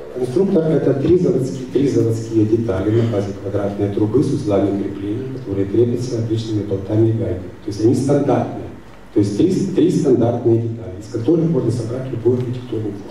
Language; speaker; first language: Russian; native; Russian